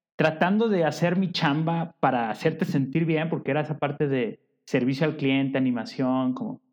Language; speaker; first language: Spanish; native; Spanish